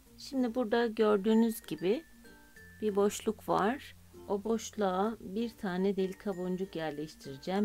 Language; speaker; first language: Turkish; native; Turkish